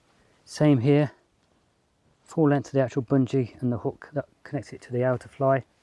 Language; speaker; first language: English; native; English